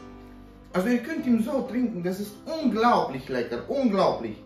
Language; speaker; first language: German; non-native, fluent; Romanian